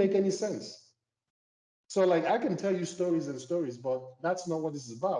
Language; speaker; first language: English; non-native, local second language; Igbo